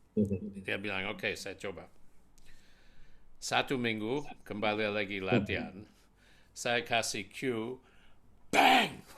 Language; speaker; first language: Indonesian; non-native, fluent; English